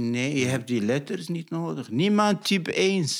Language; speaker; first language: Dutch; non-native, fluent; Arabic